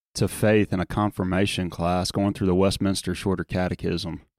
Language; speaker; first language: English; native; English